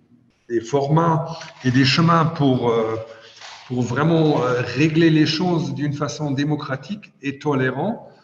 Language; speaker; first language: French; non-native, fluent; German